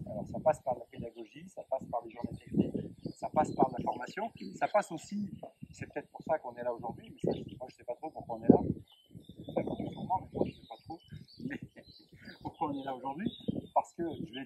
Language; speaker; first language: French; native; French